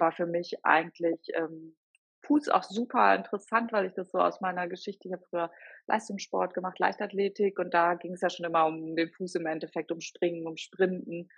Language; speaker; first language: German; native; German